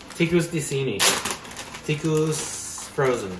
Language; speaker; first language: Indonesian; non-native, learner; English